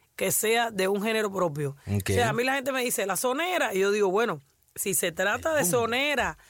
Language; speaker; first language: Spanish; native; Spanish